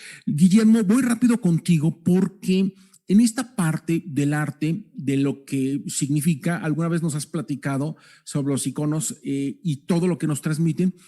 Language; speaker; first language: Spanish; native; Spanish